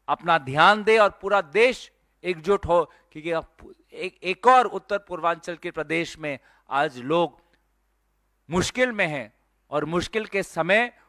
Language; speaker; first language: Hindi; non-native, local second language; Assamese